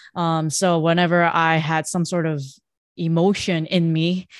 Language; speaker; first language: English; early bilingual, other home language; Korean